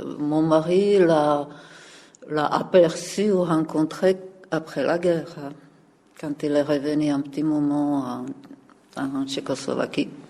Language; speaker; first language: French; non-native, fluent; Czech